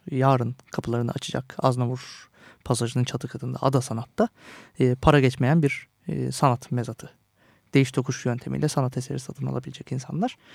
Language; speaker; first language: Turkish; native; Turkish